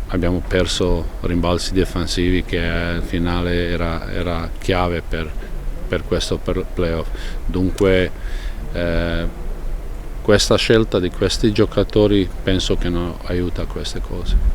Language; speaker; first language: Italian; non-native, fluent; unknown